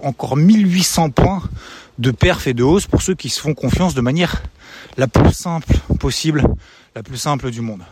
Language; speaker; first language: French; native; French